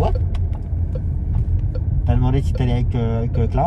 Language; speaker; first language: French; native; French